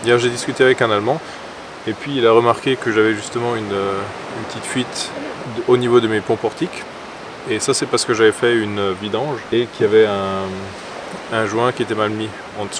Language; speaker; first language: French; native; French